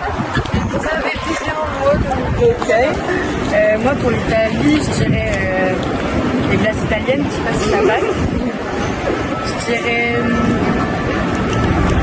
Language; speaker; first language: French; non-native, learner; Italian